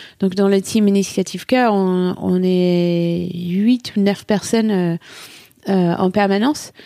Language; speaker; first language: French; non-native, fluent; English